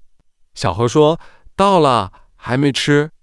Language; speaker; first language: Chinese; non-native, fluent; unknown